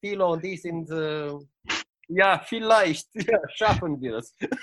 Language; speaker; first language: German; non-native, fluent; Romanian